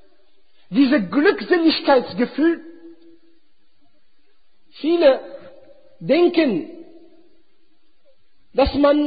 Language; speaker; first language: German; non-native, fluent; Arabic